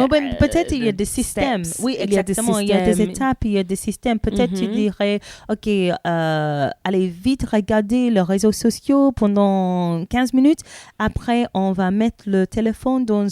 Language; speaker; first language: French; non-native, learner; English